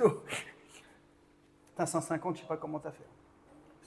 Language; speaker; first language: French; native; French